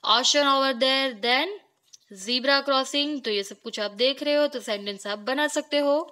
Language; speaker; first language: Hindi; non-native, local second language; Gujarati